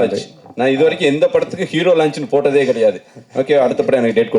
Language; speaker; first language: Tamil; native; Tamil